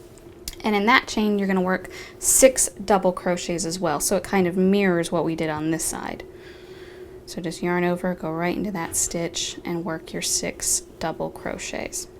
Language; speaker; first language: English; native; English